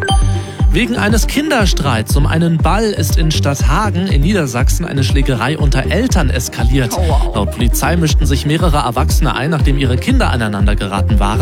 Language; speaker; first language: German; native; German